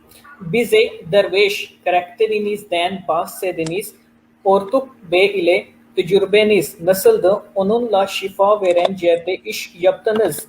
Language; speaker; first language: Turkish; non-native, learner; Urdu